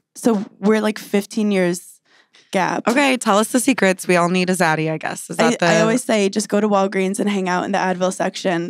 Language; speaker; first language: English; native; English